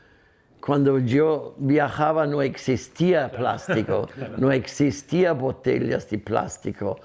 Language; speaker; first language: Spanish; non-native, fluent; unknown